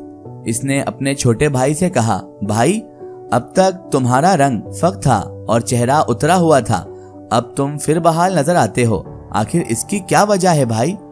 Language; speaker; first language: Hindi; native; Hindi